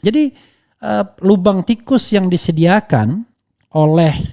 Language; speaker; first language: Indonesian; native; Indonesian